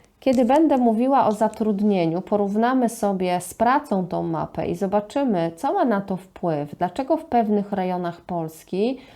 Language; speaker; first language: Polish; native; Polish